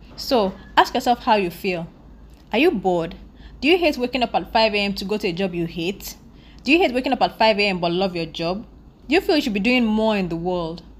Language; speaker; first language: English; non-native, local second language; Yoruba